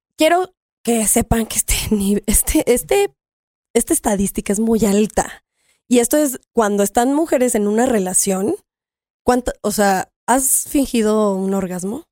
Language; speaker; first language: Spanish; native; Spanish